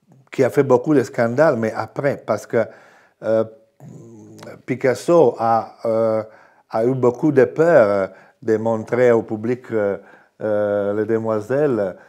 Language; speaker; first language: French; non-native, fluent; Italian